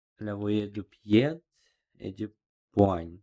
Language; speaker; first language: French; non-native, learner; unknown